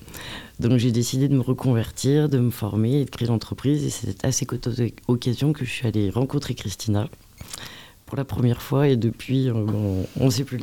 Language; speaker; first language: French; native; French